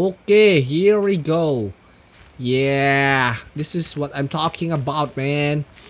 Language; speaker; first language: English; non-native, learner; Indonesian